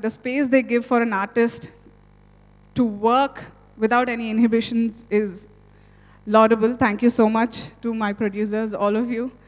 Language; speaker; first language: English; non-native, local second language; Telugu